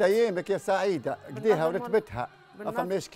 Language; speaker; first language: Arabic; native; Arabic